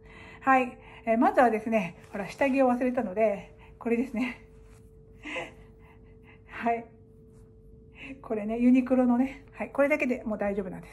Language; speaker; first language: Japanese; native; Japanese